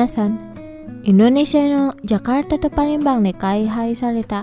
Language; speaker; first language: Japanese; non-native, fluent; Indonesian